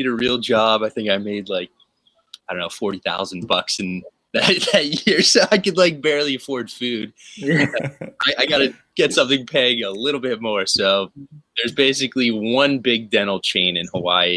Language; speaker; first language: English; native; English